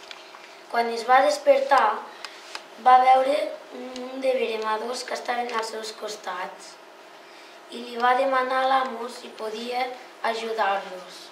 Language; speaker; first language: Catalan; native; Catalan